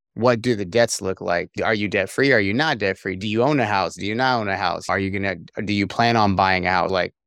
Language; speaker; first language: English; native; English